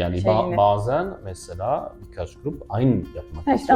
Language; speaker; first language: Turkish; non-native, fluent; French